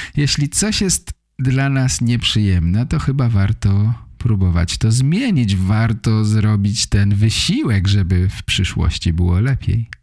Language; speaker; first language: Polish; native; Polish